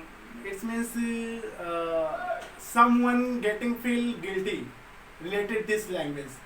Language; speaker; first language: English; non-native, local second language; Hindi